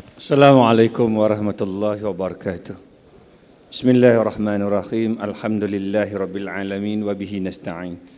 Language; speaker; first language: Malay; non-native, local second language; Chinese